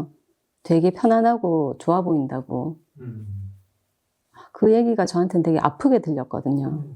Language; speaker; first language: Korean; native; Korean